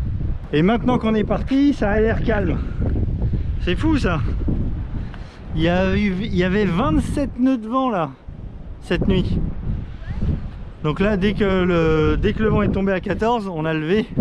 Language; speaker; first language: French; native; French